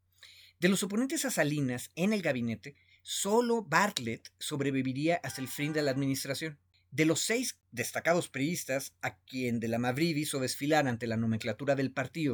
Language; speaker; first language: Spanish; native; Spanish